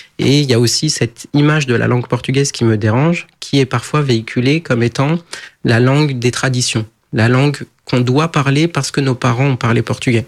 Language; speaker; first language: French; early bilingual, other home language; Portuguese